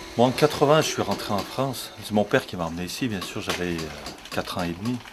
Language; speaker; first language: French; early bilingual, other home language; Turkish